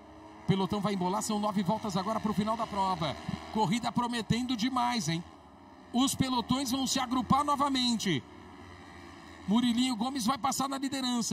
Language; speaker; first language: Portuguese; native; Portuguese